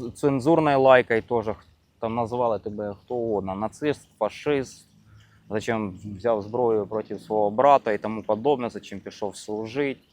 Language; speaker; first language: Ukrainian; native; Ukrainian